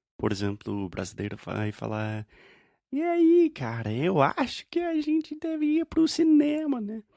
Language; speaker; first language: Portuguese; non-native, fluent; English